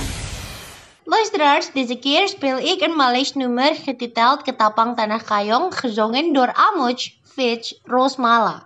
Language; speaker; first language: Dutch; non-native, fluent; Indonesian